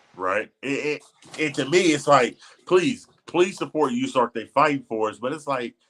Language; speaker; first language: English; native; English